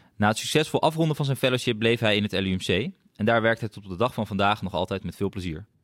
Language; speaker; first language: Dutch; native; Dutch